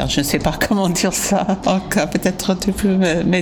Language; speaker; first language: French; non-native, fluent; English